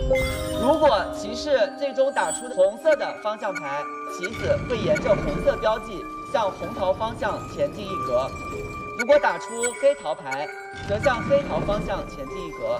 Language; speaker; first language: Chinese; native; Chinese